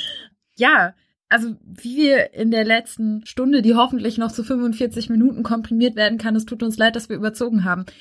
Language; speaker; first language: German; native; German